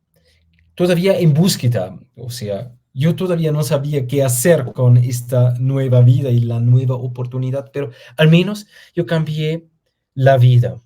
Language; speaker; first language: Spanish; non-native, fluent; German